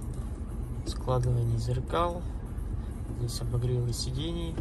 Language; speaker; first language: Russian; native; Russian